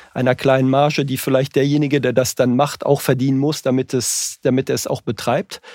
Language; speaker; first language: German; non-native, fluent; French